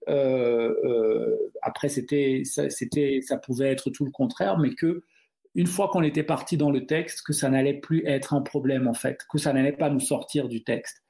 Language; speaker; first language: French; non-native, local second language; Duala